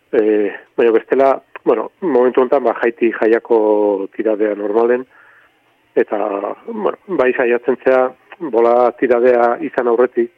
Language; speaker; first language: Basque; native; Basque